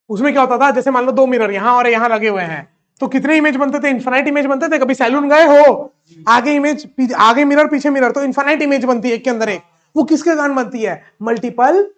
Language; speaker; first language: Hindi; native; Hindi